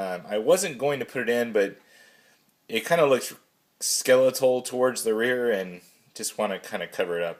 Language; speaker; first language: English; native; English